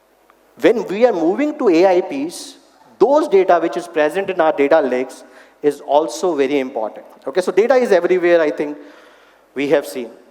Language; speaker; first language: English; non-native, local second language; Hindi